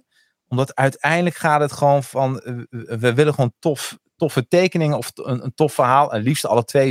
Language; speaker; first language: Dutch; native; Dutch